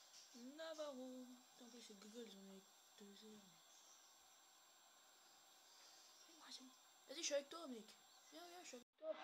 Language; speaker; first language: French; native; French